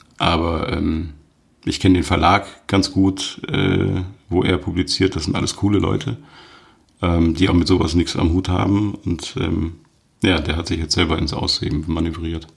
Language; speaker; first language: German; native; German